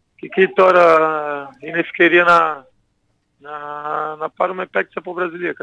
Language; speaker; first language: Greek; non-native, learner; Portuguese